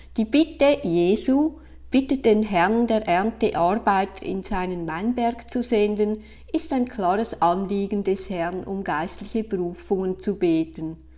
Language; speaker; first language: German; native; German